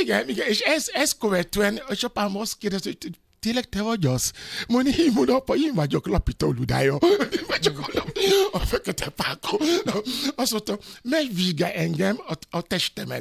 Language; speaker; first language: Hungarian; non-native, fluent; Yoruba